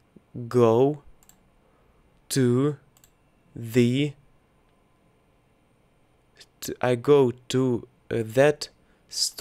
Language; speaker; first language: English; non-native, learner; Russian